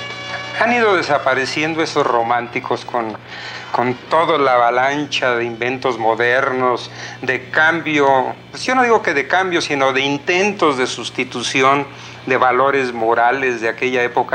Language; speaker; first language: Spanish; native; Spanish